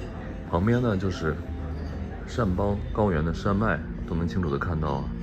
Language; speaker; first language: Chinese; native; Chinese